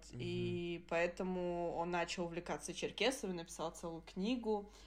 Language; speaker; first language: Russian; early bilingual, other home language; Adyghe